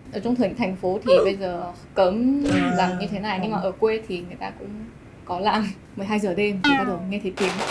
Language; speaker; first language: Vietnamese; non-native, fluent; Chinese